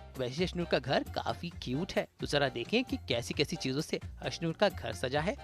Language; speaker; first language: Hindi; native; Hindi